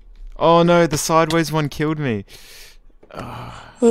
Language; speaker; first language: English; native; English